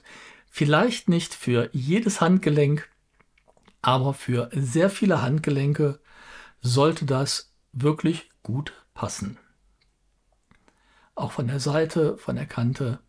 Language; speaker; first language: German; native; German